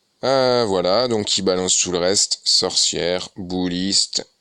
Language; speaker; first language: French; native; French